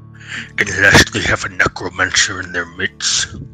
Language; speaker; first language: English; native; English